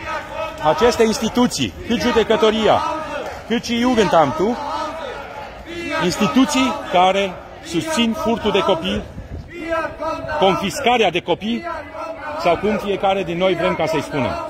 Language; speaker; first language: Romanian; native; Romanian